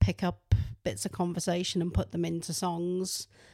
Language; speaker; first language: English; native; English